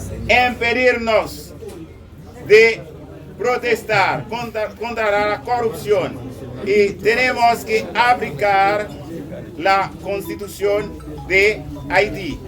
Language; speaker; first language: Spanish; non-native, local second language; Haitian Creole